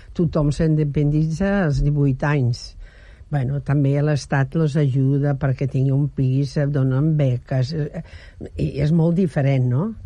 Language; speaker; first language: Catalan; non-native, fluent; Swedish